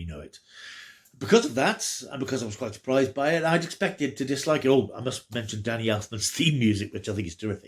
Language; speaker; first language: English; native; English